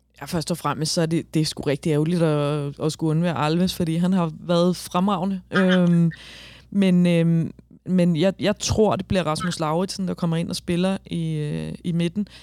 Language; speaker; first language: Danish; native; Danish